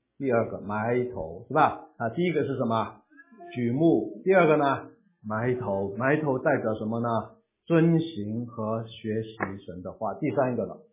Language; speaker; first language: Chinese; non-native, local second language; Cantonese